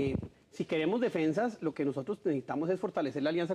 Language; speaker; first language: Spanish; native; Spanish